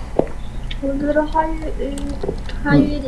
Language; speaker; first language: Korean; non-native, learner; Vietnamese